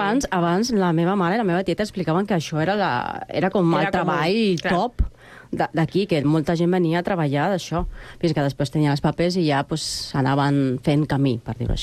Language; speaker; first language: Catalan; non-native, fluent; Spanish